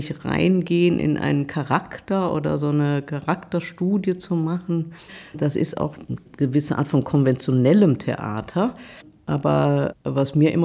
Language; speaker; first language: German; native; German